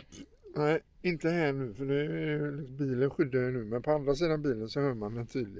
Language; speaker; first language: Swedish; native; Swedish